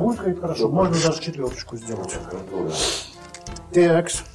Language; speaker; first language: Russian; native; Russian